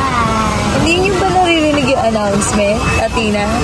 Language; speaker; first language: Filipino; native; Filipino